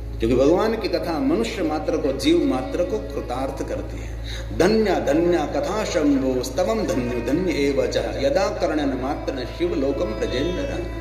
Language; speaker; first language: Hindi; non-native, local second language; Gujarati